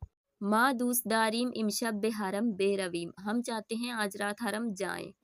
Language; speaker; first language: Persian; non-native, fluent; Urdu